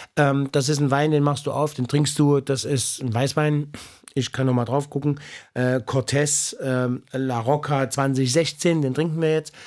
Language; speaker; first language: German; native; German